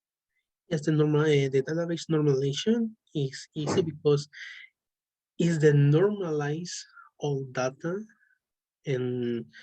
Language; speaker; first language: English; non-native, learner; Spanish